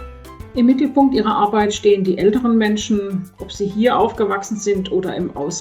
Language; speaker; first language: German; native; German